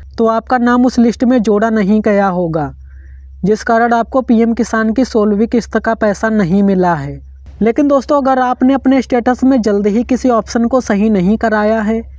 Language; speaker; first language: Hindi; non-native, local second language; Marathi